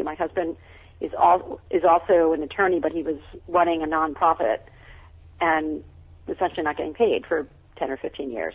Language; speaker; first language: English; native; English